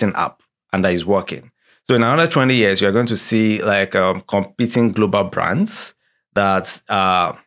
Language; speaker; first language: English; non-native, local second language; Yoruba